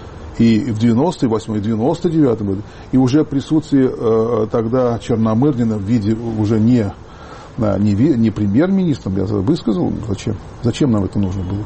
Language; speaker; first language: Russian; native; Russian